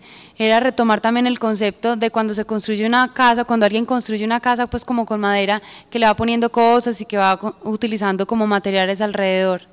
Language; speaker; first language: Spanish; native; Spanish